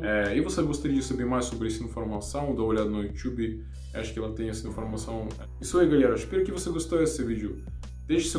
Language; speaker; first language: Portuguese; non-native, learner; Russian